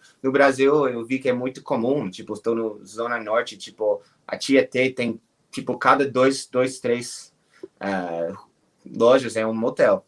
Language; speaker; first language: Portuguese; non-native, fluent; English